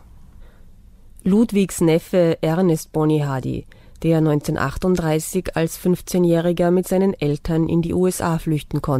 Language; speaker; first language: German; native; German